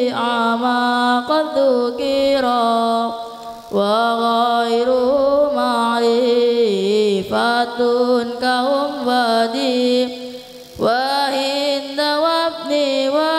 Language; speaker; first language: Arabic; non-native, learner; Madurese